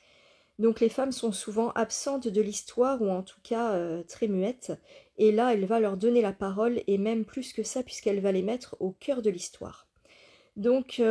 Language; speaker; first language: French; native; French